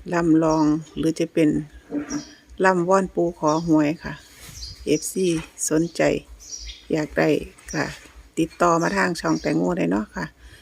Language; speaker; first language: Thai; native; Thai